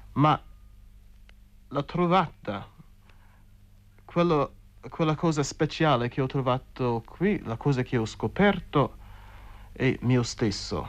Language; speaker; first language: Italian; non-native, fluent; English